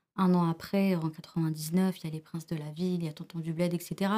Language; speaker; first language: French; early bilingual, other home language; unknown